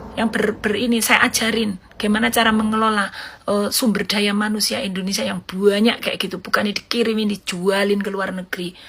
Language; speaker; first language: Indonesian; native; Indonesian